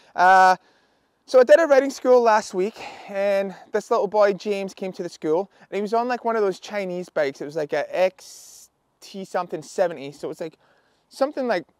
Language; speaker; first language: English; native; English